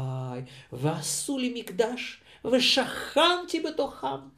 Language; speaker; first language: Hebrew; non-native, fluent; Russian